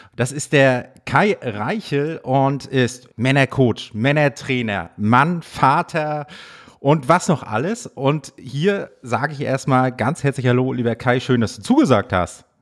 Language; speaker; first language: German; native; German